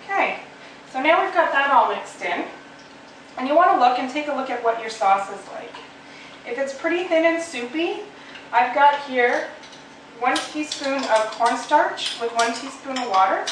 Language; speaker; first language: English; native; English